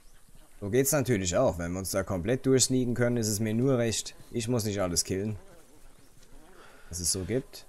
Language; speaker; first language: German; native; German